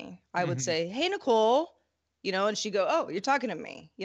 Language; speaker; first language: English; native; English